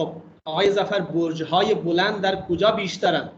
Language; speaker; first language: Persian; non-native, fluent; Urdu